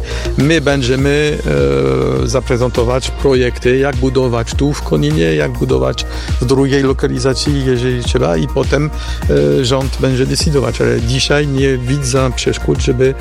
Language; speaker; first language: Polish; non-native, fluent; French